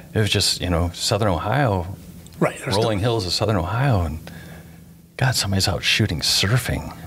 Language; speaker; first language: English; native; English